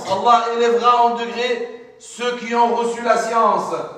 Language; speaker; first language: French; non-native, fluent; Arabic